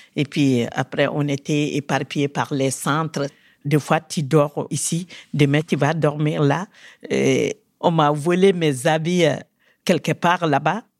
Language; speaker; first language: French; non-native, local second language; Bambara